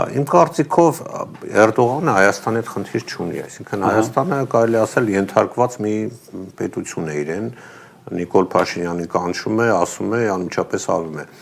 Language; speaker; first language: Armenian; native; Armenian